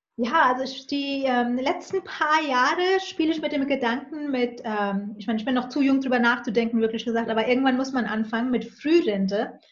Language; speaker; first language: German; non-native, fluent; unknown